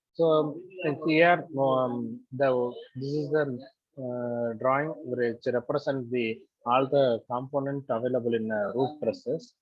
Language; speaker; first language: English; non-native, local second language; Tamil